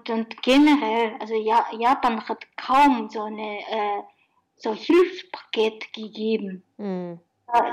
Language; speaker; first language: German; non-native, learner; Japanese